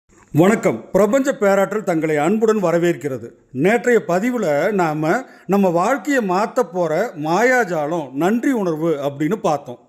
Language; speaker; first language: Tamil; native; Tamil